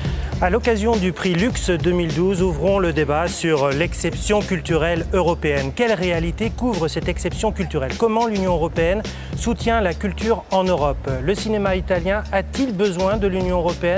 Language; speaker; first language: French; native; French